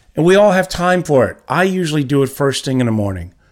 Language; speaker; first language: English; native; English